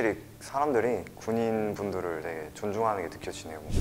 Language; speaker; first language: Korean; native; Korean